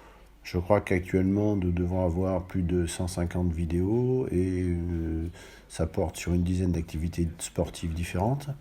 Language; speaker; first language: French; native; French